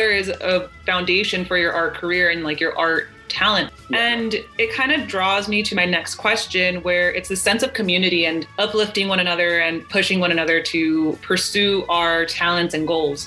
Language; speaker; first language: English; early bilingual, other home language; Spanish